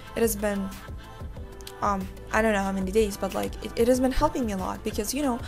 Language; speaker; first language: English; non-native, fluent; Uzbek